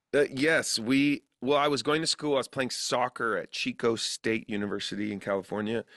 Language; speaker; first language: English; native; English